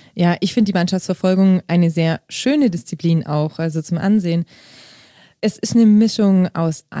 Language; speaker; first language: German; native; German